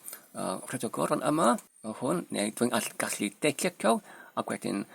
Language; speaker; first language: Welsh; non-native, learner; Polish